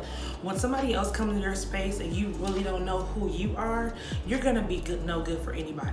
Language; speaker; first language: English; native; English